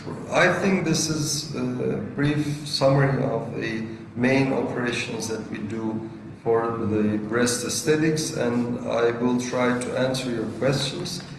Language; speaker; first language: English; non-native, fluent; Turkish